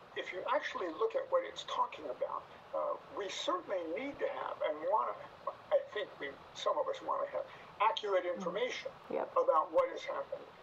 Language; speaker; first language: English; native; English